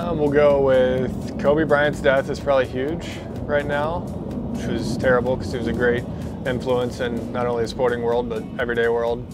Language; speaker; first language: English; native; English